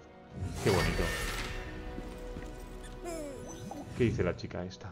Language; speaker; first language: Spanish; native; Spanish